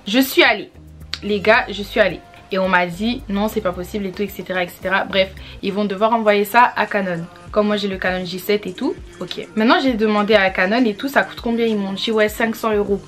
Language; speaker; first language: French; native; French